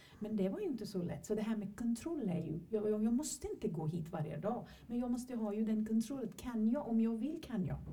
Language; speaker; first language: Swedish; non-native, fluent; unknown